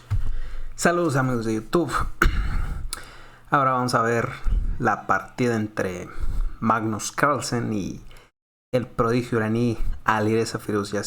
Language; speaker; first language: Spanish; native; Spanish